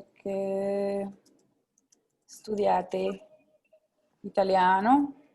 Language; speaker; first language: Italian; non-native, fluent; Spanish